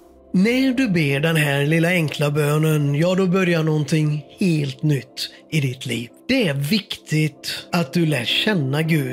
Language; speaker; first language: Swedish; native; Swedish